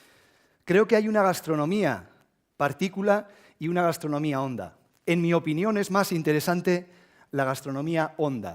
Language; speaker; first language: Spanish; native; Spanish